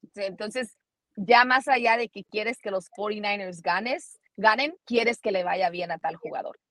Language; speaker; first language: Spanish; early bilingual, heritage; Spanish